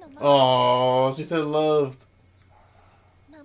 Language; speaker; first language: English; native; English